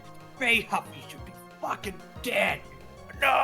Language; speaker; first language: English; native; English